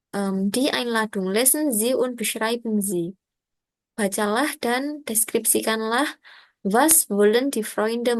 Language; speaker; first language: German; non-native, learner; Indonesian